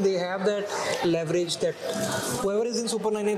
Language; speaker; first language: English; non-native, local second language; Punjabi